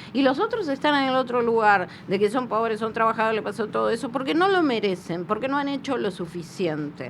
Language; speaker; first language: Spanish; native; Spanish